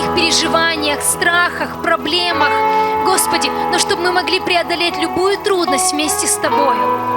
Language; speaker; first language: Russian; native; Russian